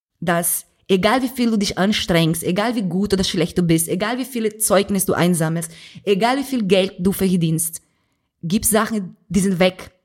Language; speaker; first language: German; non-native, fluent; Portuguese